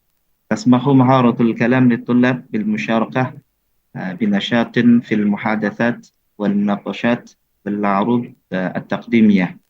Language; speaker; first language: Arabic; non-native, fluent; Indonesian